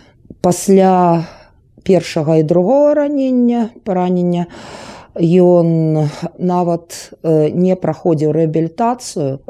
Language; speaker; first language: Belarusian; non-native, local second language; Russian